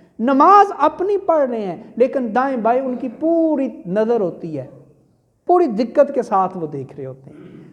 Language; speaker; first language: Urdu; non-native, local second language; Punjabi